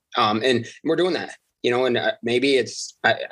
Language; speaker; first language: English; non-native, fluent; Uzbek